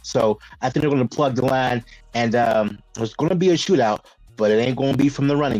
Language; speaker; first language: English; native; English